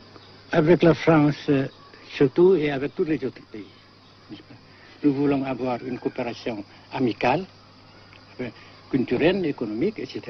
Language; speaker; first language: French; non-native, local second language; Vietnamese